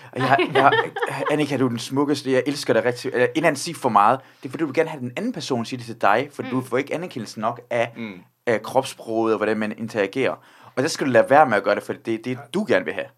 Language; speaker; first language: Danish; non-native, fluent; Persian